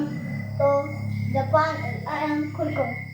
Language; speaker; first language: English; non-native, learner; Cebuano